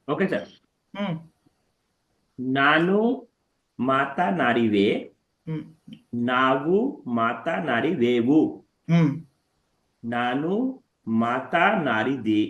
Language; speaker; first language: Kannada; non-native, learner; Hindi